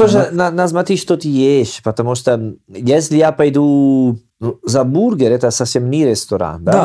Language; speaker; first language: Russian; non-native, learner; Italian